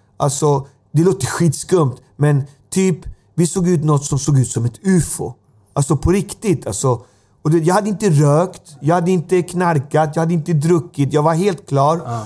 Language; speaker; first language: Swedish; native; Swedish